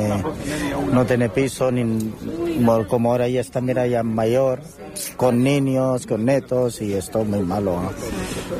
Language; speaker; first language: Spanish; non-native, learner; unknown